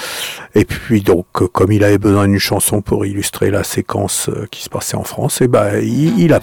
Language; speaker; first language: French; native; French